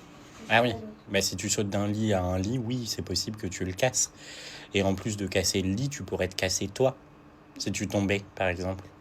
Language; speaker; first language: French; native; French